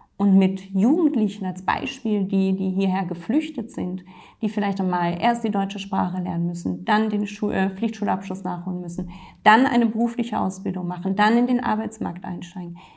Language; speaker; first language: German; native; German